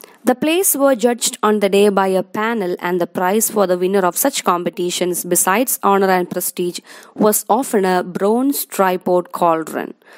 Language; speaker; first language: English; non-native, local second language; Malayalam